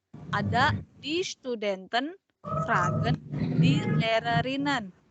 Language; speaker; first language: German; non-native, fluent; Indonesian